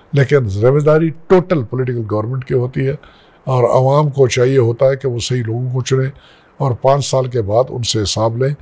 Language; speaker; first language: Urdu; native; Urdu